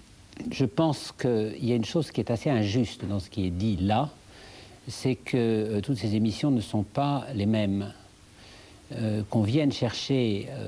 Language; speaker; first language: French; native; French